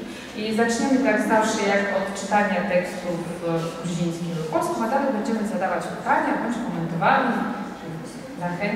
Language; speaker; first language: Polish; non-native, fluent; Georgian